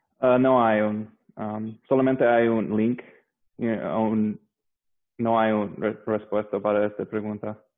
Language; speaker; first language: Spanish; non-native, learner; English